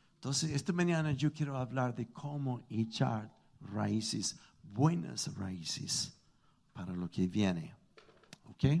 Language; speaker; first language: Spanish; non-native, fluent; English